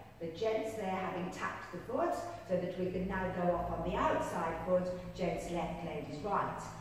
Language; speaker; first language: English; native; English